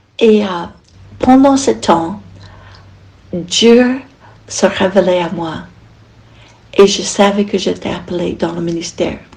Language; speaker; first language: French; non-native, fluent; English